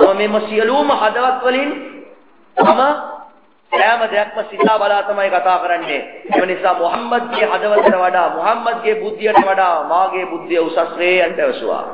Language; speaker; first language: Sinhala; non-native, local second language; Tamil